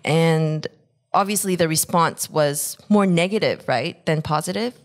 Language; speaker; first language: English; early bilingual, other home language; Korean